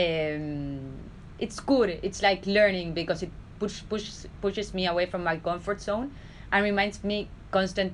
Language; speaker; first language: English; non-native, fluent; Spanish